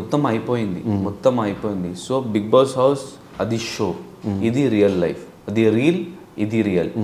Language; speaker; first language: Telugu; non-native, local second language; Hindi